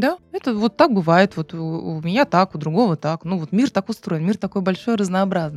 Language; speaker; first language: Russian; native; Russian